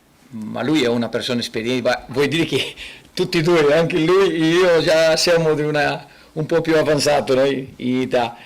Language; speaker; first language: Italian; non-native, fluent; Portuguese